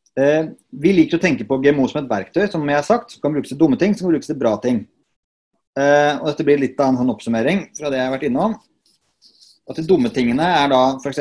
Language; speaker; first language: Norwegian; native; Norwegian